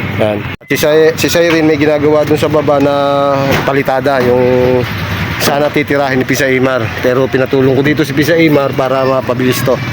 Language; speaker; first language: Filipino; non-native, local second language; Cebuano